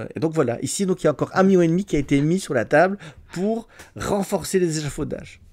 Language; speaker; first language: French; native; French